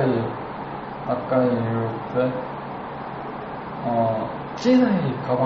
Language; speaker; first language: Japanese; non-native, learner; Korean